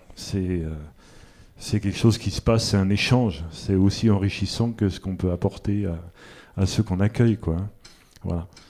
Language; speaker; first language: French; native; French